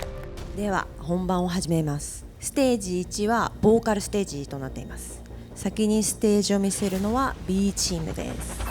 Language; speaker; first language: Japanese; native; Japanese